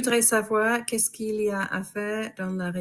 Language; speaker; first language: French; non-native, fluent; English